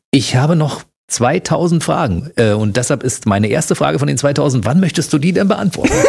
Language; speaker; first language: German; native; German